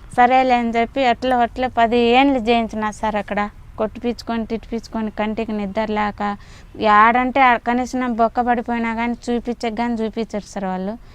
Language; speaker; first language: Telugu; native; Telugu